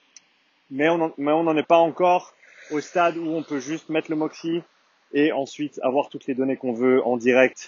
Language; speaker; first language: French; native; French